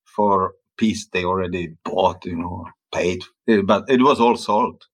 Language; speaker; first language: English; non-native, fluent; Czech